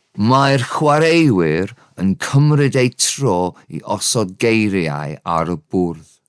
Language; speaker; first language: Welsh; non-native, local second language; English